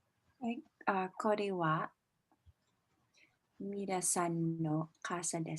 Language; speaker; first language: Japanese; non-native, learner; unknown